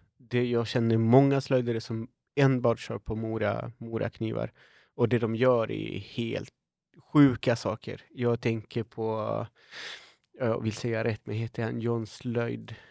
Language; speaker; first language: Swedish; non-native, fluent; Spanish